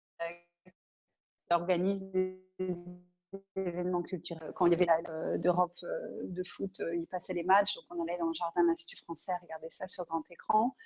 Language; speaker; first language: French; native; French